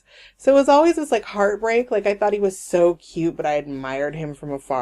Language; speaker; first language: English; native; English